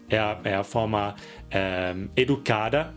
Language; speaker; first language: Portuguese; non-native, fluent; German